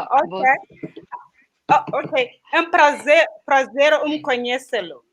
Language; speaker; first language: Portuguese; non-native, learner; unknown